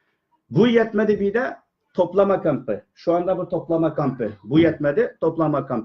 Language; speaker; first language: Turkish; non-native, learner; Uyghur